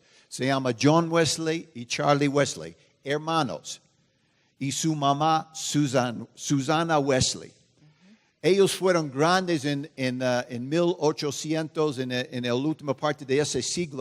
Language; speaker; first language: Spanish; non-native, fluent; English